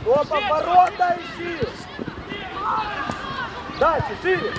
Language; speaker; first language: Russian; native; Russian